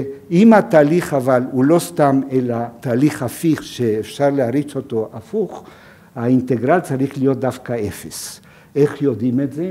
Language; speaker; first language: Hebrew; non-native, fluent; Yiddish